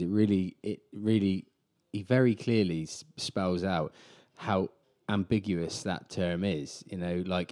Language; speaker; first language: English; native; English